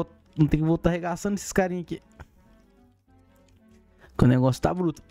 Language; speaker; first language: Portuguese; native; Portuguese